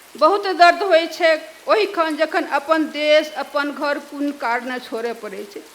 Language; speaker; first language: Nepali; non-native, local second language; Maithili